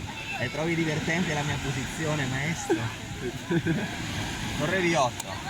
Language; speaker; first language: Italian; native; Italian